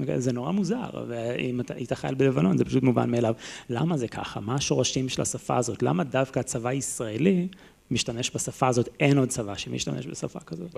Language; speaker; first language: Hebrew; non-native, fluent; English